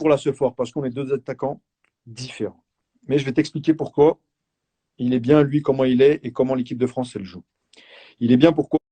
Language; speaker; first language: French; native; French